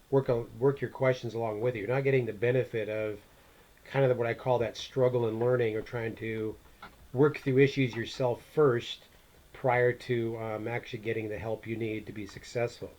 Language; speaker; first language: English; native; English